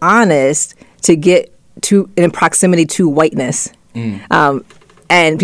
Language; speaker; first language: English; native; English